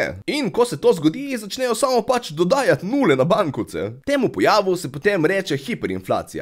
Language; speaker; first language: Slovenian; native; Slovenian